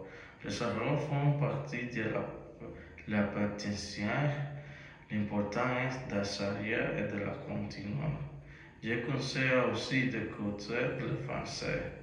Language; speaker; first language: French; non-native, learner; Spanish